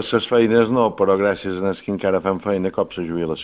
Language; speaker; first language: Catalan; native; Catalan